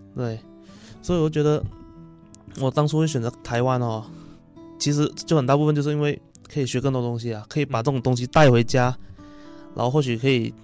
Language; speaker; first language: Chinese; native; Chinese